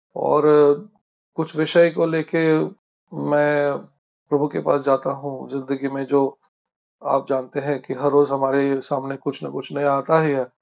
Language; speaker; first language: Hindi; non-native, local second language; Marathi